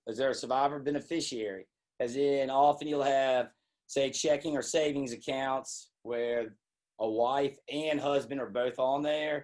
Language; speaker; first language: English; native; English